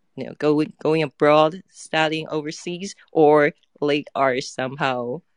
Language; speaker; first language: English; non-native, fluent; Chinese